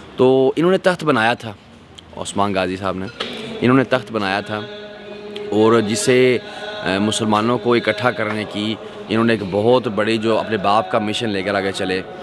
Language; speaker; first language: Urdu; non-native, local second language; Punjabi